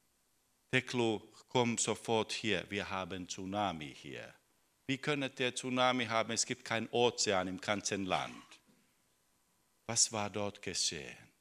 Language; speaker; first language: German; non-native, fluent; Finnish